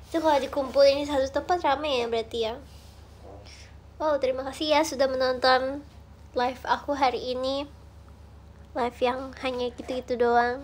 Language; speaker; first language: Indonesian; native; Indonesian